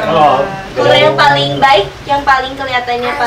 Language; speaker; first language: Indonesian; native; Indonesian